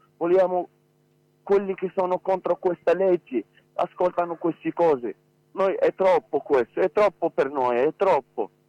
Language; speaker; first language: Italian; non-native, fluent; Arabic